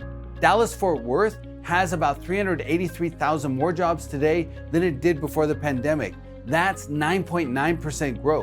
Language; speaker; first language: English; native; English